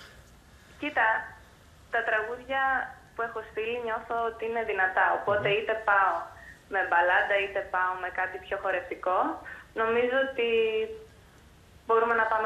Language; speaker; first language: Greek; early bilingual, heritage; Greek